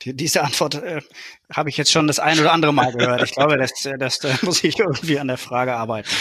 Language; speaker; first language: German; native; German